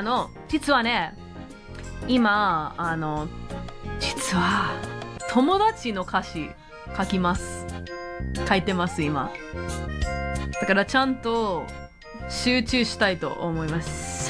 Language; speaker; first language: Japanese; non-native, learner; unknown